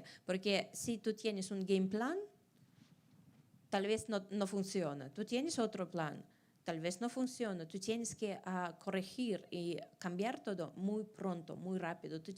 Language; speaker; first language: Spanish; non-native, fluent; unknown